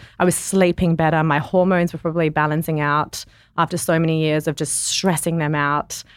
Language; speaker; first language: English; native; English